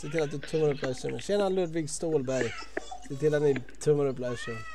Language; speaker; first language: Swedish; native; Swedish